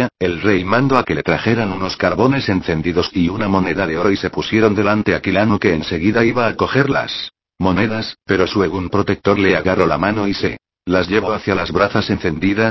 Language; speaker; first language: Spanish; native; Spanish